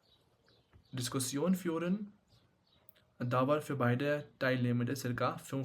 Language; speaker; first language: German; non-native, fluent; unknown